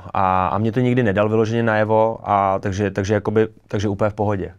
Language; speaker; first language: Czech; native; Czech